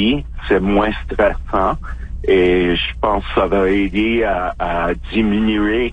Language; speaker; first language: French; non-native, fluent; English